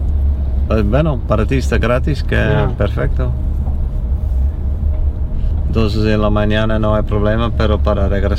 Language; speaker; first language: Spanish; non-native, learner; English